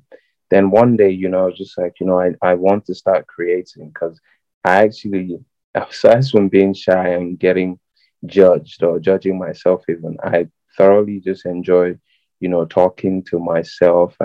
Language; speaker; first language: English; non-native, local second language; Yoruba